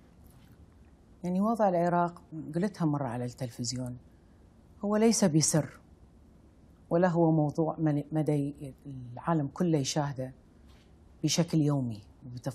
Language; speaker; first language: Arabic; native; Arabic